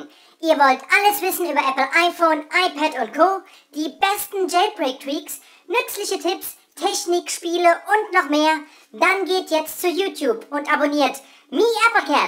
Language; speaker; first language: German; native; German